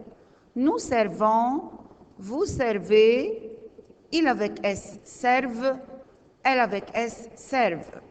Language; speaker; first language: French; non-native, learner; Arabic